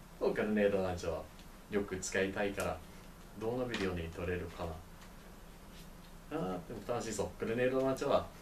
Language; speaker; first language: Japanese; non-native, learner; English